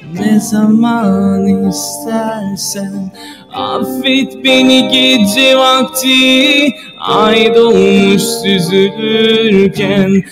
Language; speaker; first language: Turkish; native; Turkish